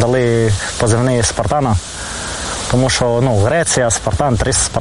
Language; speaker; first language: Ukrainian; non-native, fluent; Greek